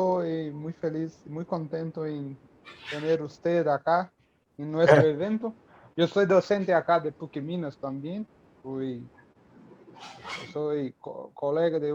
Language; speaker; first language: Spanish; non-native, learner; Portuguese